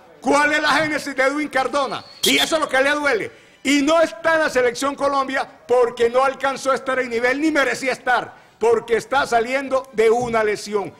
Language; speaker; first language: Spanish; native; Spanish